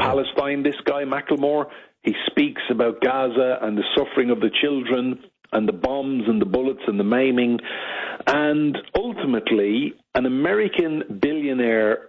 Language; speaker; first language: English; native; English